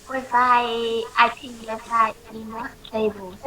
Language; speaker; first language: English; non-native, learner; Vietnamese